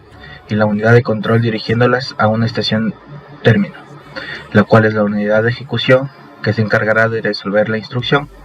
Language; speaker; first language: Spanish; native; Spanish